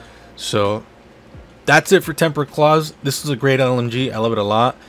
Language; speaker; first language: English; native; English